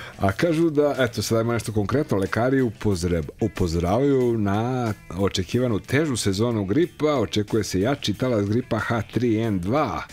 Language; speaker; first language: Serbian; native; Serbian